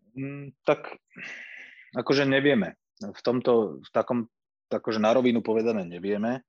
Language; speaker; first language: Slovak; native; Slovak